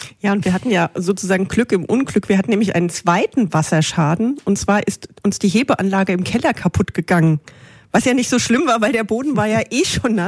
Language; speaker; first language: German; native; German